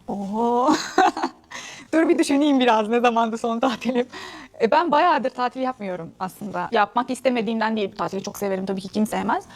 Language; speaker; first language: Turkish; non-native, fluent; Arabic